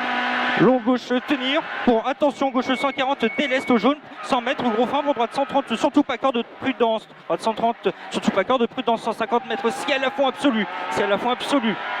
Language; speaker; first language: French; native; French